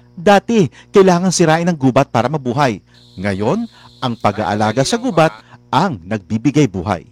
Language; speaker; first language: Filipino; native; Filipino